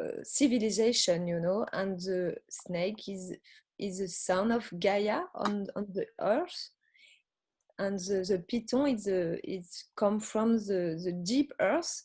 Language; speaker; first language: English; non-native, learner; French